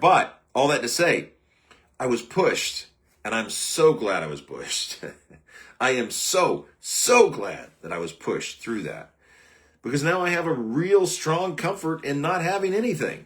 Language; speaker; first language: English; native; English